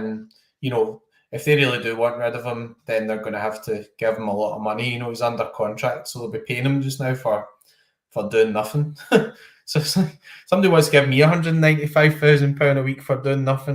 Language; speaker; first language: English; native; English